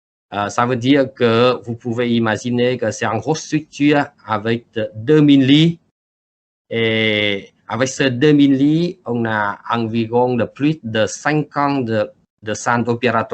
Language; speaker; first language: French; non-native, learner; Vietnamese